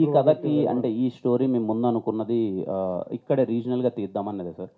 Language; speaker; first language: Telugu; native; Telugu